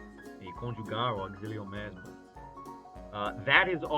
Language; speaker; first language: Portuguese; non-native, fluent; English